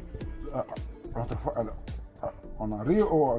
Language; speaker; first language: French; non-native, local second language; Arabic